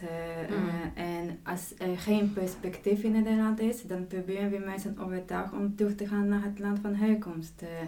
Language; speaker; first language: Dutch; non-native, fluent; Polish